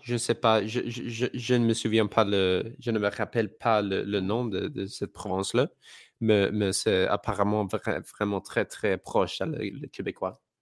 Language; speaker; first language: French; non-native, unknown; English